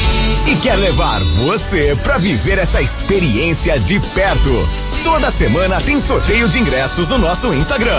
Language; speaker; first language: Portuguese; native; Portuguese